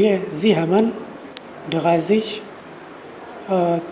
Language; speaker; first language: German; non-native, learner; Urdu